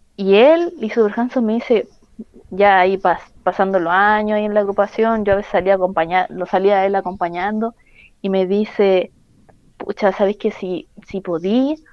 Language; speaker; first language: Spanish; native; Spanish